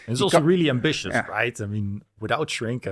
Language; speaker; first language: English; non-native, fluent; Dutch